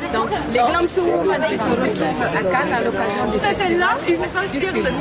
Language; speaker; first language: French; non-native, local second language; Wolof